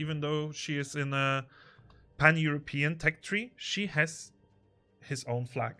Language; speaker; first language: English; non-native, fluent; Polish